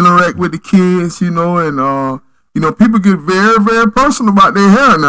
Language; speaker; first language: English; native; English